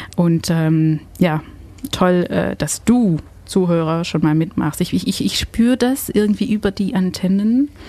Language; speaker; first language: German; non-native, fluent; Dutch